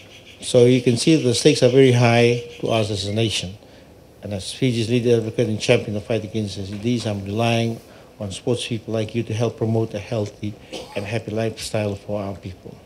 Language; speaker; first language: English; non-native, local second language; Fijian